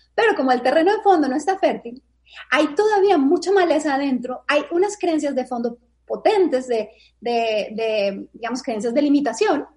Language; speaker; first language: Spanish; native; Spanish